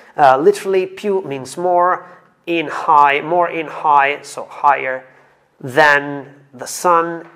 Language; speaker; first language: English; non-native, fluent; Italian